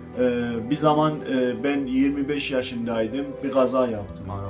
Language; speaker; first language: Turkish; non-native, fluent; Azerbaijani